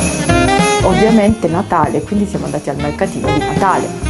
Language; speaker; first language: Italian; native; Italian